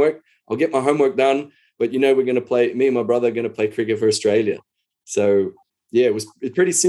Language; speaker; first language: English; native; English